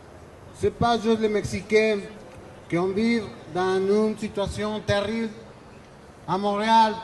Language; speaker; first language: French; non-native, learner; Spanish